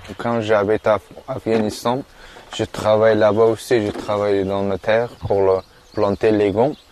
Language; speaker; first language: French; non-native, learner; Persian